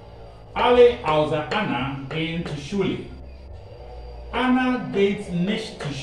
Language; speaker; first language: German; non-native, learner; Akan